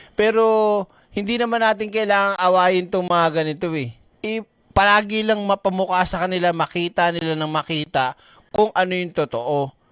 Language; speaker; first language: Filipino; non-native, local second language; Cebuano